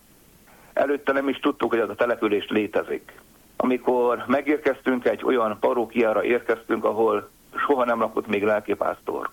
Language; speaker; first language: Hungarian; native; Hungarian